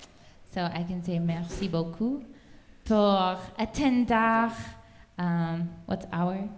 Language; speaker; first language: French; non-native, learner; English